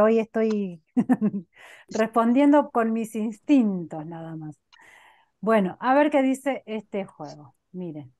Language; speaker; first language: Spanish; native; Spanish